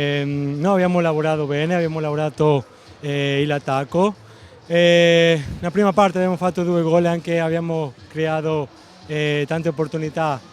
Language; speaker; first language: Italian; non-native, fluent; Spanish